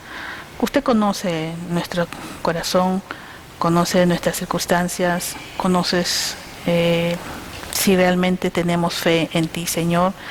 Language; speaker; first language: Spanish; native; Spanish